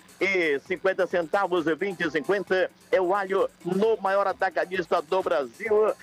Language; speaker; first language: Portuguese; native; Portuguese